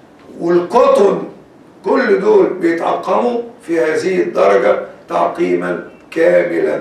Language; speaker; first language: Arabic; native; Arabic